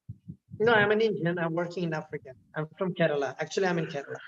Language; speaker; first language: English; non-native, local second language; Malayalam